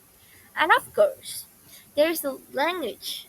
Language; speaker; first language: English; non-native, learner; Indonesian